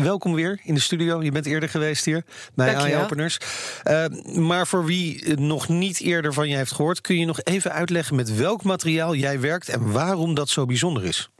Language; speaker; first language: Dutch; native; Dutch